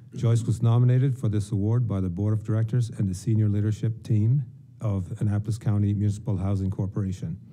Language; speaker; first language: English; non-native, local second language; French